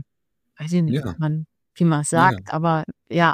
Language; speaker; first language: German; non-native, fluent; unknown